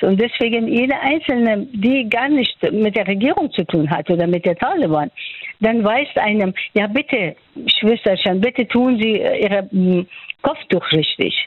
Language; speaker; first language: German; non-native, fluent; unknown